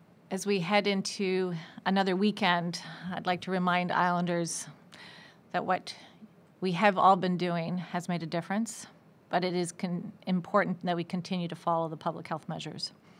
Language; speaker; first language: English; native; English